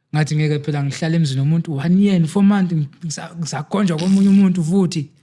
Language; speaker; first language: Zulu; native; Zulu